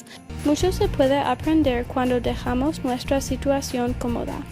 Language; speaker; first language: Spanish; early bilingual, heritage; English